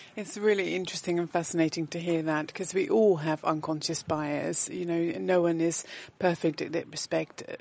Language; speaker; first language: English; non-native, fluent; Dutch